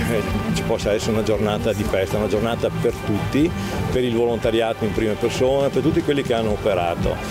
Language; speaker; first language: Italian; native; Italian